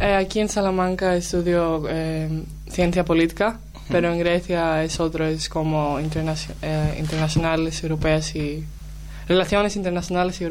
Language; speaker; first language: Spanish; non-native, learner; Greek